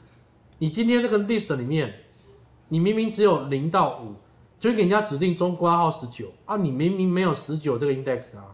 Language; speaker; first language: Chinese; native; Chinese